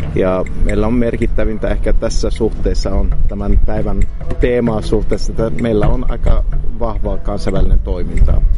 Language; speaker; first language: Finnish; non-native, fluent; Arabic